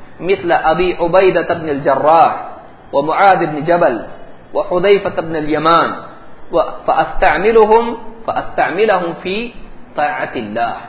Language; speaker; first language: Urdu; native; Urdu